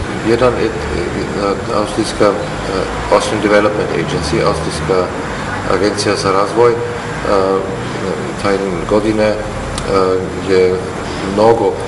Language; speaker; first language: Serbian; non-native, learner; German